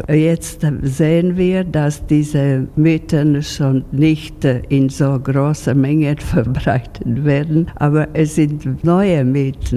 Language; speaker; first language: German; non-native, fluent; Slovak